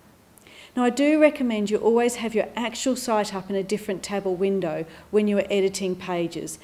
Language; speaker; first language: English; native; English